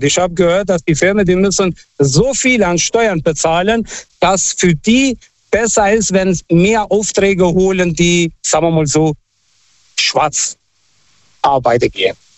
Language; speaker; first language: German; non-native, fluent; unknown